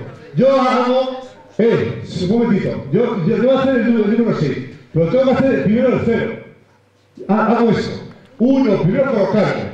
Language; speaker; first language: Spanish; native; Spanish